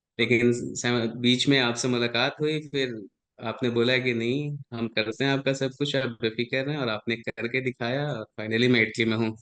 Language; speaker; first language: Hindi; native; Hindi